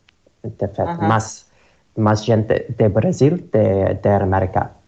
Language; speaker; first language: Catalan; non-native, learner; English